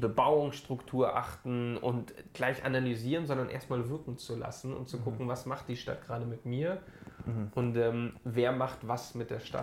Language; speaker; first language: German; native; German